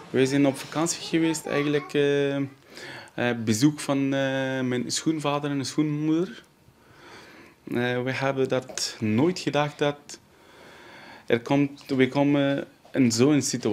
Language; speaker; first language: Dutch; non-native, learner; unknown